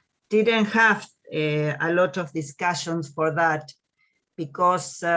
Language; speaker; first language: English; non-native, learner; Spanish